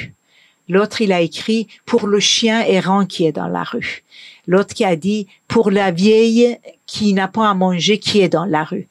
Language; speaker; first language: French; non-native, fluent; Persian